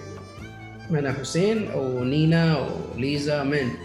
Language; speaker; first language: Arabic; non-native, fluent; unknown